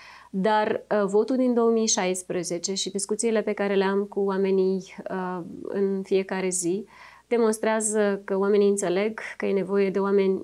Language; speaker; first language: Romanian; native; Romanian